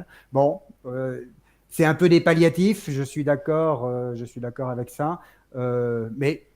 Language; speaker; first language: French; native; French